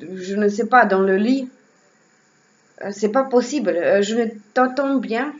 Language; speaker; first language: French; non-native, learner; Russian